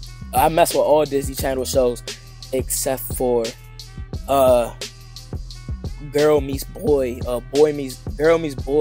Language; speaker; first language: English; native; English